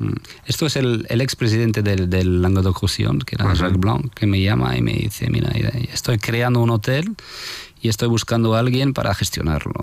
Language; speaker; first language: Spanish; non-native, fluent; French